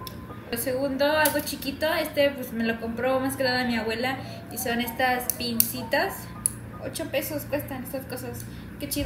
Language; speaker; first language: Spanish; native; Spanish